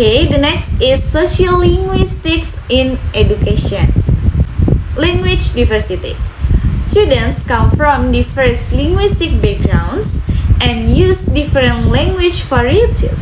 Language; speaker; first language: English; non-native, local second language; Indonesian